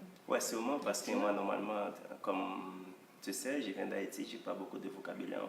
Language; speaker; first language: French; non-native, local second language; Haitian Creole